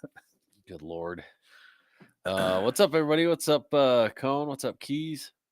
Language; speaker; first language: English; native; English